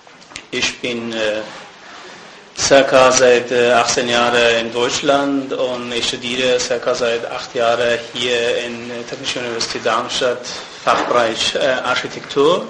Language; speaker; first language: German; non-native, fluent; Persian